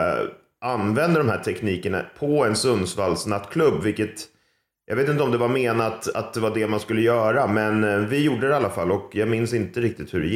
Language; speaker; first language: Swedish; native; Swedish